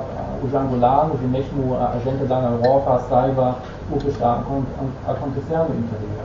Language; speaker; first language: Portuguese; non-native, fluent; Dutch